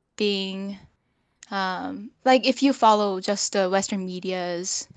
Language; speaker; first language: English; early bilingual, other home language; Korean